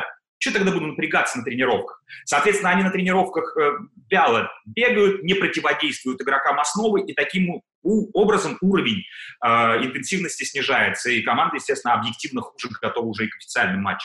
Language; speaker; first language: Russian; native; Russian